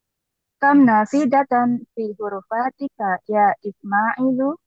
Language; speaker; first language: Arabic; non-native, learner; Indonesian